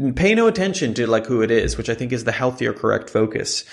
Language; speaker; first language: English; non-native, fluent; Hebrew